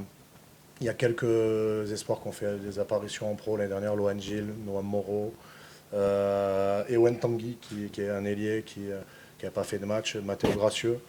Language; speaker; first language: French; native; French